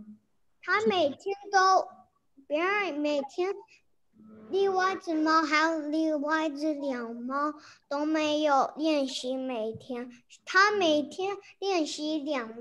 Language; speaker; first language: Chinese; early bilingual, heritage; English